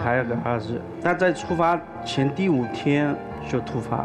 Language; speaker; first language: Chinese; native; Chinese